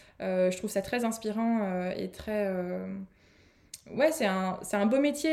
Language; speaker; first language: French; native; French